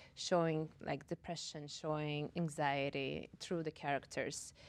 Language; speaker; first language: English; non-native, fluent; Russian